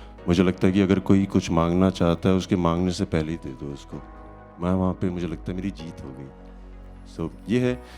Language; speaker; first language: Hindi; native; Hindi